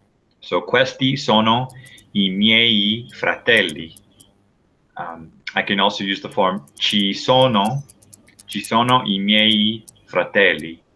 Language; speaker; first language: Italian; non-native, fluent; English